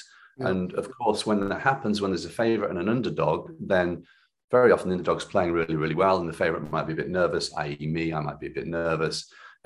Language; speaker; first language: English; native; English